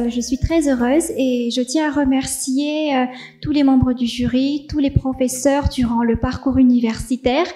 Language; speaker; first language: French; non-native, local second language; Malagasy